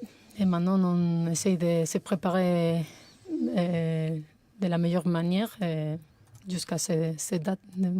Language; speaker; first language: French; non-native, fluent; Spanish